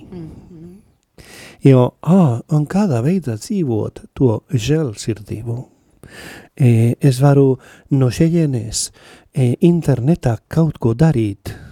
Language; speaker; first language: Latvian; non-native, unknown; Spanish